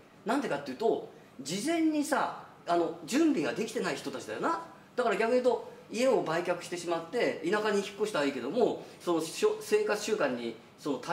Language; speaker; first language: Japanese; native; Japanese